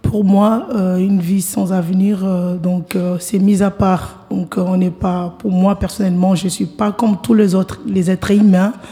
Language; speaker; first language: French; non-native, local second language; Lingala